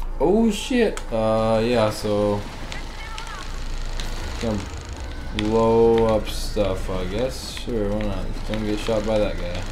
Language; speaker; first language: English; native; English